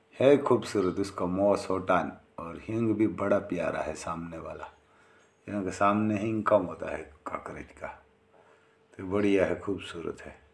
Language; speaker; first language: Hindi; non-native, local second language; Gujarati